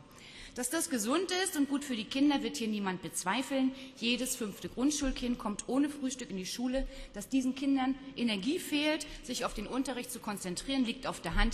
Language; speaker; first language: German; native; German